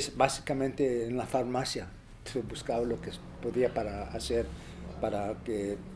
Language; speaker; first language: Spanish; early bilingual, other home language; English